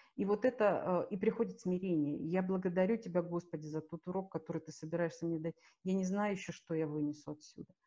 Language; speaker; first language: Russian; native; Russian